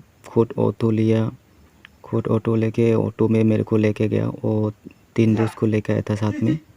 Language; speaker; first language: Hindi; non-native, local second language; Kok Borok